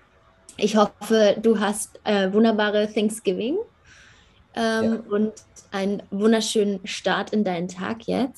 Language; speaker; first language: German; native; German